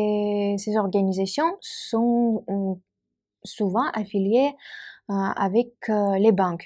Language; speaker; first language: French; non-native, fluent; Russian